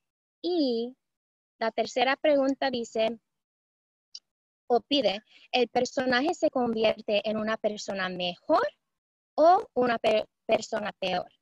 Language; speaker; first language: Spanish; early bilingual, heritage; Spanish